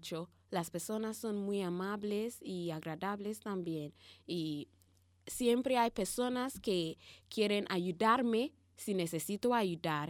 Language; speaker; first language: Spanish; non-native, learner; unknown